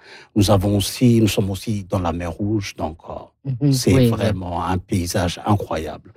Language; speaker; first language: French; non-native, local second language; Somali